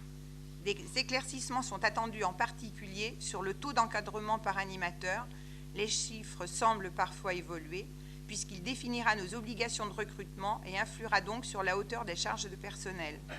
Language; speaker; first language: French; native; French